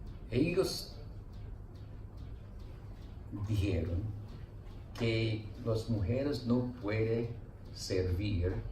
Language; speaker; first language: Spanish; non-native, learner; English